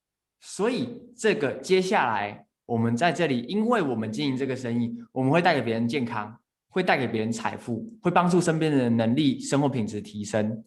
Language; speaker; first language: Chinese; native; Chinese